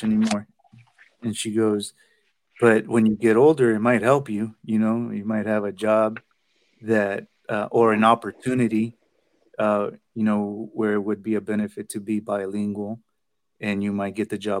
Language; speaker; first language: English; early bilingual, other home language; Spanish